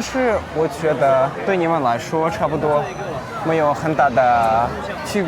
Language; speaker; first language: Chinese; non-native, learner; Russian